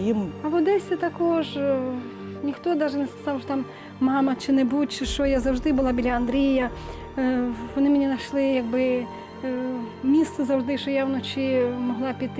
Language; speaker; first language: Ukrainian; native; Ukrainian